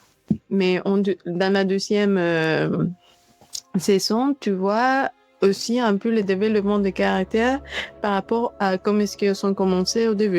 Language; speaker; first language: French; non-native, fluent; Spanish